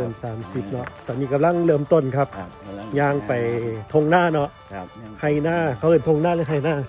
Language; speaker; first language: Thai; native; Thai